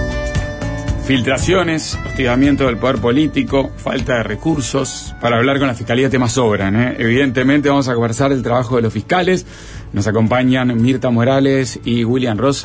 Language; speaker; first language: Spanish; native; Spanish